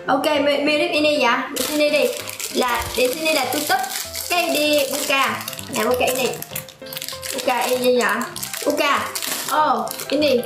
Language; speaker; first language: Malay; non-native, learner; Vietnamese